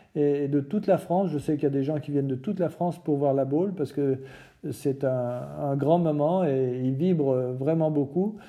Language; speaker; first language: French; native; French